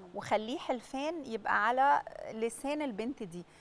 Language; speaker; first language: Arabic; native; Arabic